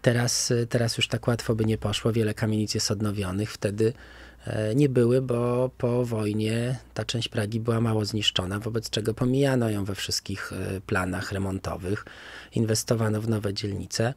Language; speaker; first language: Polish; native; Polish